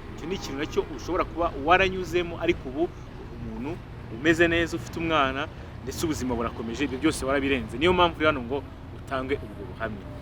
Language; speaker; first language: Kinyarwanda; native; Kinyarwanda